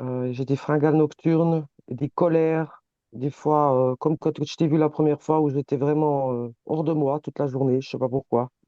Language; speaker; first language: French; native; French